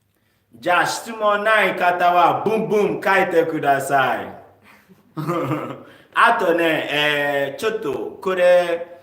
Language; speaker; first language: Japanese; non-native, learner; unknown